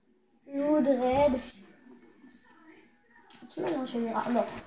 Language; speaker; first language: French; native; French